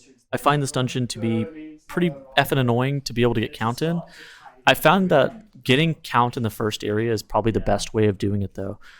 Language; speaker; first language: English; native; English